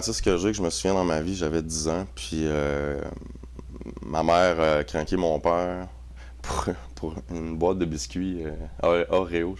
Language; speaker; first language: French; native; French